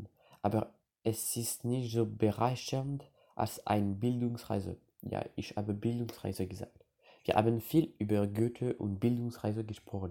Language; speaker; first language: German; non-native, learner; French